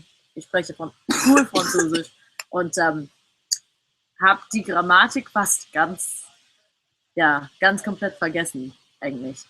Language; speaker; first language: German; non-native, fluent; English